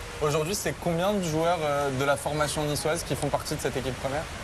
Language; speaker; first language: French; native; French